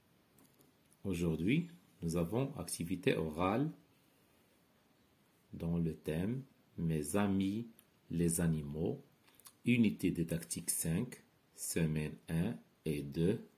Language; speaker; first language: French; non-native, local second language; Arabic